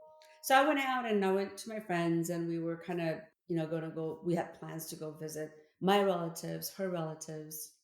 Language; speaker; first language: English; early bilingual, other home language; Korean